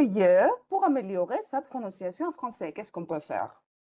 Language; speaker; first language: French; non-native, fluent; Greek